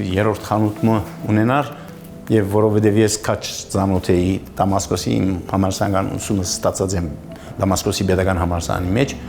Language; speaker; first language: Armenian; early bilingual, heritage; Armenian